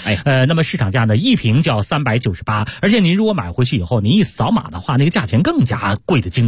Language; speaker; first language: Chinese; native; Chinese